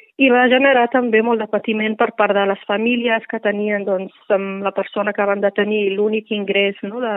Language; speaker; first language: Catalan; non-native, fluent; Riffian